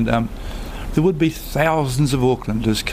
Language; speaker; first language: English; native; English